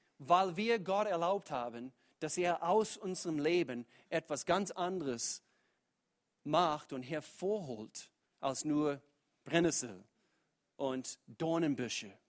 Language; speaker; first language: German; non-native, fluent; English